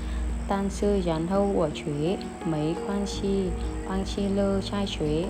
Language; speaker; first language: Chinese; non-native, learner; Vietnamese